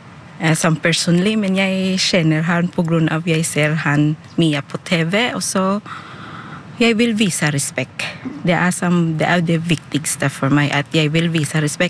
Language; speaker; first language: Norwegian; non-native, learner; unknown